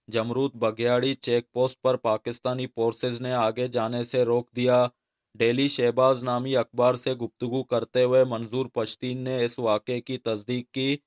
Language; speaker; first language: Urdu; non-native, local second language; Baluchi